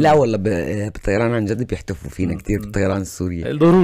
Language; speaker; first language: Arabic; native; Arabic